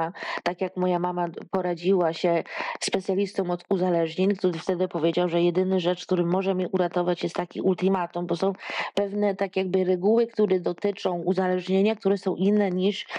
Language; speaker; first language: Polish; early bilingual, heritage; Polish